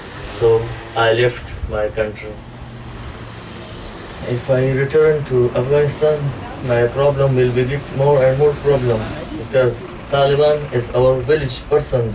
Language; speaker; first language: English; non-native, learner; Pashto